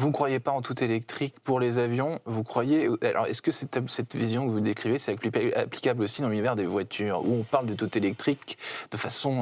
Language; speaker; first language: French; native; French